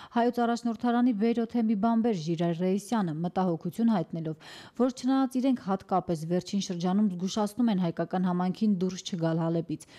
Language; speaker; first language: Armenian; native; Armenian